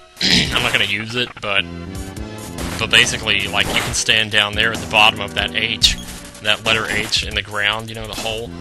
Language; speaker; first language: English; native; English